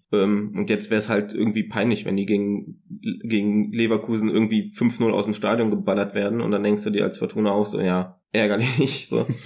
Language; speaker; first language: German; native; German